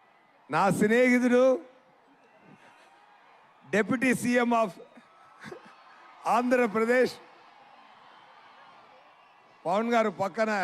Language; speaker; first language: Telugu; non-native, learner; Tamil